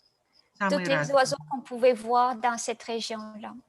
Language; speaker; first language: French; non-native, fluent; Russian